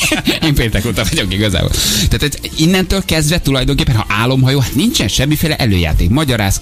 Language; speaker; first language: Hungarian; native; Hungarian